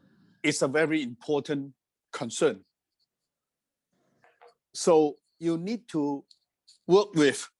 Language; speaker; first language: English; non-native, fluent; Cantonese